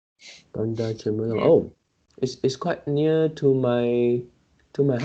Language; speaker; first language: English; non-native, local second language; Chinese